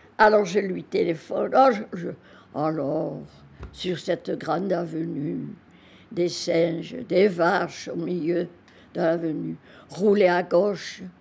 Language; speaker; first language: French; native; French